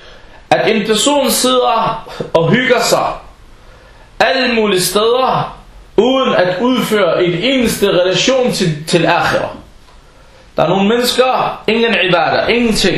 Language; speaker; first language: Danish; early bilingual, other home language; Arabic